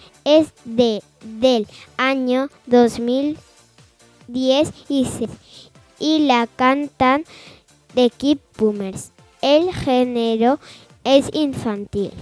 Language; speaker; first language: Spanish; non-native, local second language; Catalan